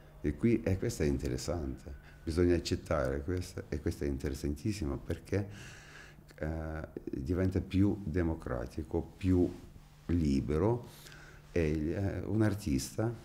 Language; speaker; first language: Italian; non-native, fluent; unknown